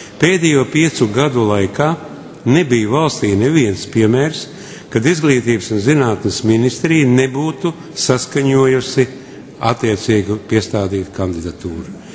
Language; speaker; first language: Latvian; non-native, local second language; Russian